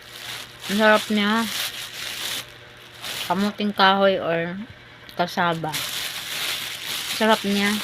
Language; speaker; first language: Filipino; non-native, local second language; Cebuano